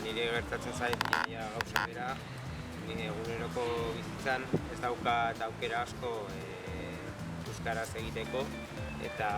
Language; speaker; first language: Basque; non-native, learner; Spanish